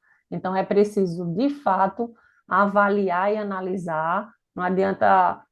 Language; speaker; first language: Portuguese; native; Portuguese